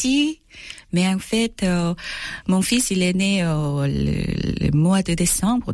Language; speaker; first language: French; non-native, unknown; Korean